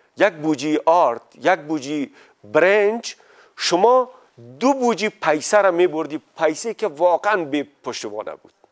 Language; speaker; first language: Persian; native; Persian